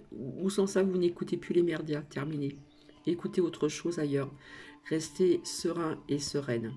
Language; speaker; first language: French; native; French